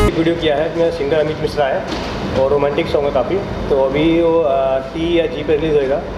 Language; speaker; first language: Hindi; native; Hindi